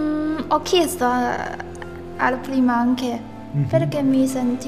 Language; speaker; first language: Italian; non-native, learner; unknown